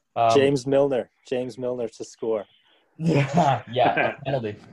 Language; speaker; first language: English; native; English